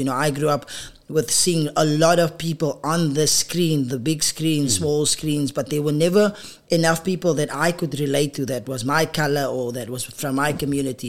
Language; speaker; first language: English; non-native, local second language; Afrikaans